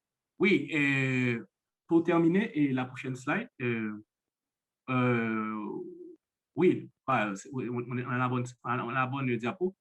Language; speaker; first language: French; non-native, local second language; Haitian Creole